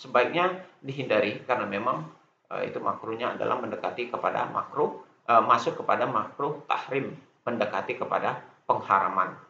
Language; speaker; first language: Indonesian; native; Indonesian